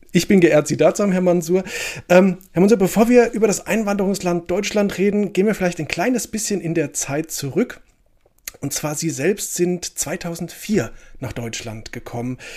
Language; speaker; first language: German; native; German